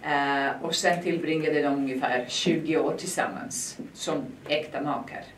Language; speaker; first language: Swedish; non-native, fluent; Serbian